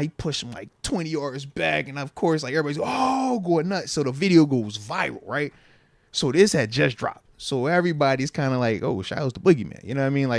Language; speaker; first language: English; native; English